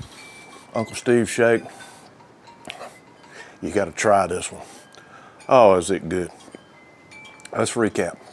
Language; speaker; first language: English; native; English